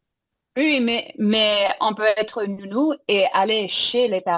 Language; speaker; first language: French; non-native, fluent; English